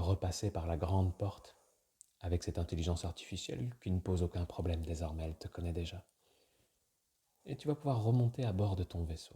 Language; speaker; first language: French; native; French